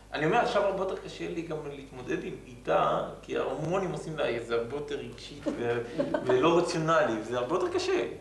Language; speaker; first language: Hebrew; native; Hebrew